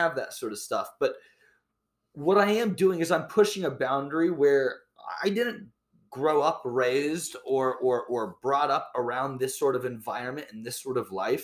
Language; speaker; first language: English; native; English